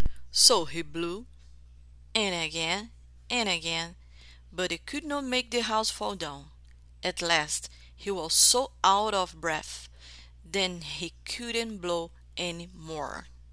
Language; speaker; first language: English; non-native, fluent; Portuguese